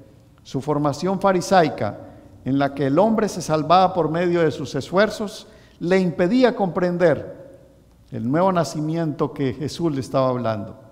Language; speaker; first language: Spanish; native; Spanish